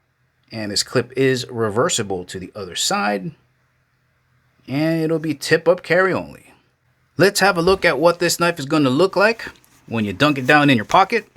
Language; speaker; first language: English; native; English